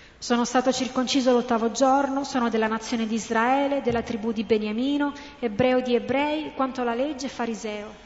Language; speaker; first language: Italian; non-native, fluent; English